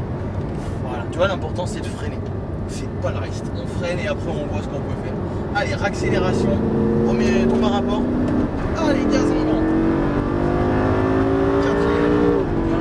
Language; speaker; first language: French; native; French